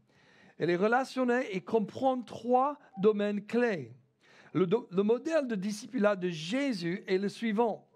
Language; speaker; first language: French; non-native, fluent; English